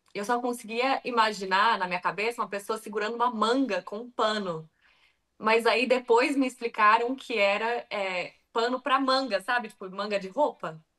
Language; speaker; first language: Portuguese; early bilingual, other home language; English